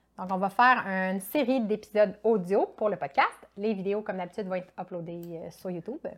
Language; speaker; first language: French; native; French